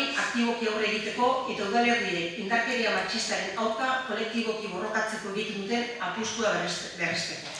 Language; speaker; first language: Basque; native; Basque